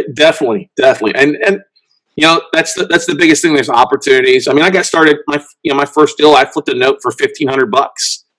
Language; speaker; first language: English; native; English